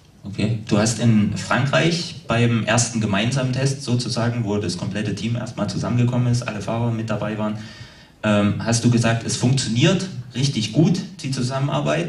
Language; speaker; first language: German; native; German